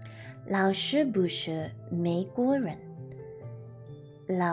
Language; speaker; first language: Chinese; non-native, learner; English